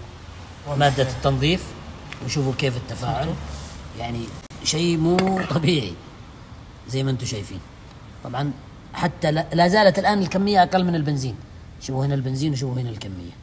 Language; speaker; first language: Arabic; native; Arabic